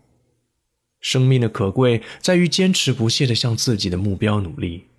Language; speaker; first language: Chinese; native; Chinese